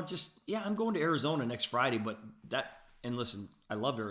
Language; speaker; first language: English; native; English